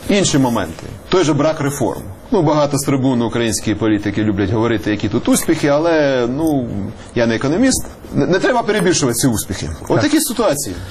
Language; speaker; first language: Ukrainian; native; Ukrainian